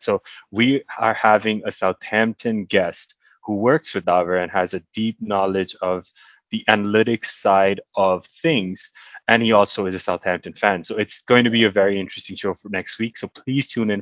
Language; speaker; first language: English; non-native, local second language; Hindi